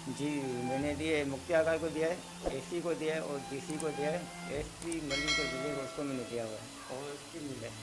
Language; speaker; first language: Urdu; non-native, local second language; Pashto